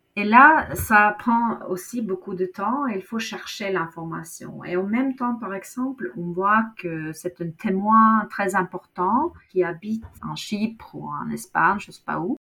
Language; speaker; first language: French; non-native, fluent; Norwegian